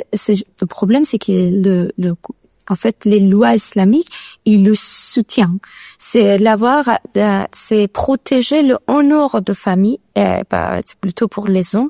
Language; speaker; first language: French; non-native, learner; Persian